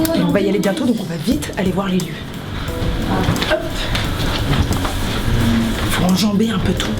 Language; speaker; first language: French; native; French